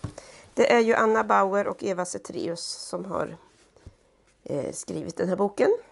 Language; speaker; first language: Swedish; native; Swedish